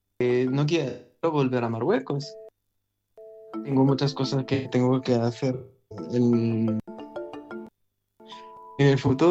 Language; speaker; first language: Spanish; non-native, learner; Arabic